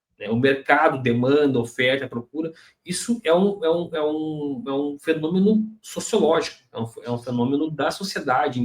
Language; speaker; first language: Portuguese; native; Portuguese